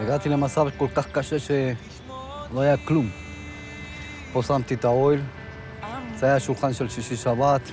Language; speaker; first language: Hebrew; non-native, fluent; Spanish